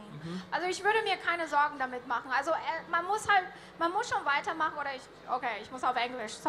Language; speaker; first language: German; early bilingual, heritage; German